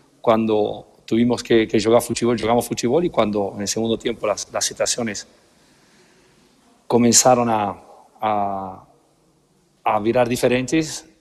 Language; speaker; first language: Portuguese; non-native, learner; Spanish